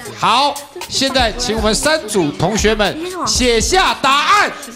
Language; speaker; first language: Chinese; native; Chinese